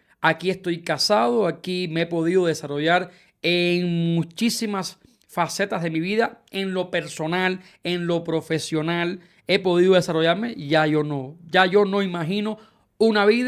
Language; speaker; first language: Spanish; native; Spanish